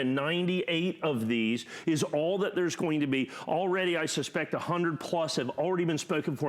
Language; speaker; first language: English; native; English